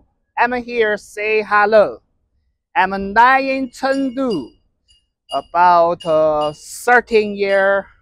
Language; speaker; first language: English; non-native, learner; Chinese